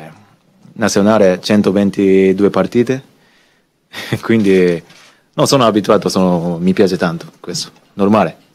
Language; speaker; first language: Italian; non-native, learner; Japanese